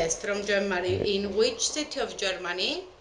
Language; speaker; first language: English; non-native, local second language; Greek